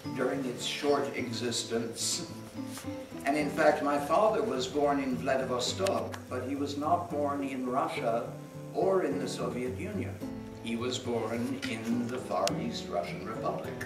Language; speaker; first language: English; native; English